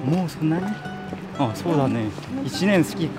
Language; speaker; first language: Japanese; non-native, learner; Korean